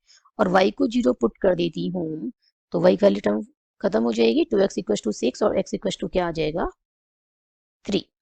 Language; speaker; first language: Hindi; native; Hindi